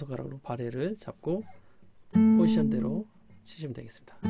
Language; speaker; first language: Korean; native; Korean